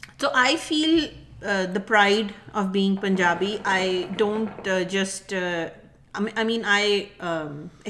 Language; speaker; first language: Urdu; native; Urdu